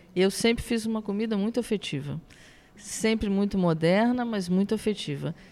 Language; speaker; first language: Portuguese; native; Portuguese